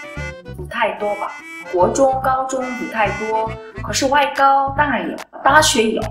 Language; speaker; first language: Chinese; non-native, learner; Korean